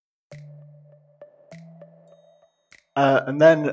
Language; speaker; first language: English; native; English